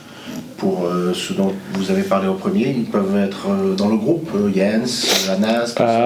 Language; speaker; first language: French; native; French